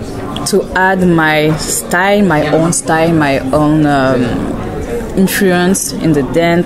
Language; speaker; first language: English; non-native, learner; French